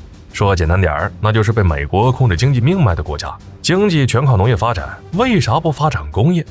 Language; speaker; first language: Chinese; native; Chinese